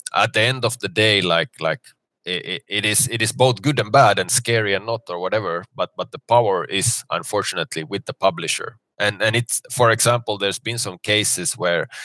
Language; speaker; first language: English; non-native, fluent; Finnish